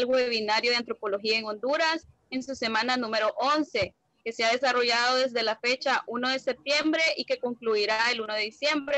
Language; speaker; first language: Spanish; native; Spanish